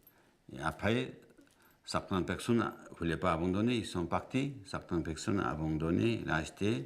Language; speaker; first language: French; non-native, learner; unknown